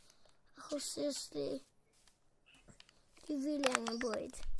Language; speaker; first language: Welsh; non-native, local second language; English